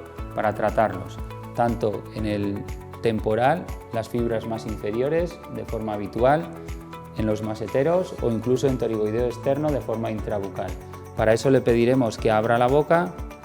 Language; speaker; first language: Spanish; native; Spanish